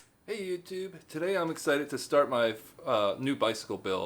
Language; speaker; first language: English; native; English